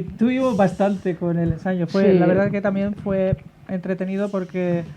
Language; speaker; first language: Spanish; native; Spanish